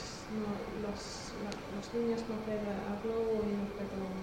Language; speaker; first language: Spanish; non-native, learner; Swedish